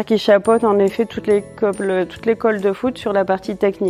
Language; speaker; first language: French; native; French